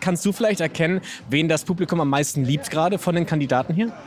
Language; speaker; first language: German; native; German